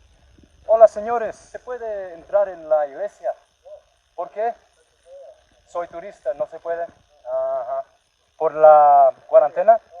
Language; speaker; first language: Spanish; non-native, learner; English